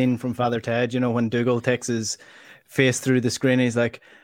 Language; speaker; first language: English; native; English